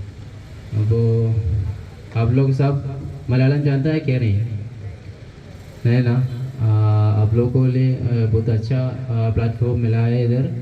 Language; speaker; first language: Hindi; non-native, local second language; Malayalam